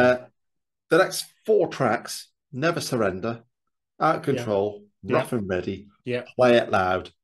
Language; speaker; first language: English; native; English